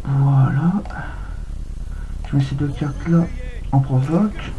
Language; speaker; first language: French; native; French